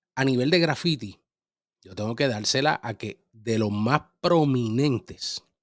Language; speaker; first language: Spanish; early bilingual, heritage; Spanish